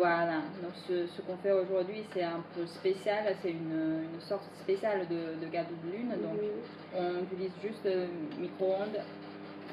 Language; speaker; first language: French; non-native, fluent; Chinese